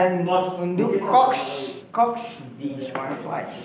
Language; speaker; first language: German; non-native, learner; Indonesian